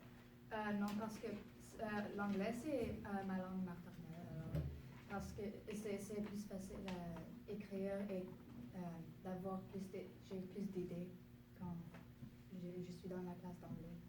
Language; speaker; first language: French; non-native, local second language; English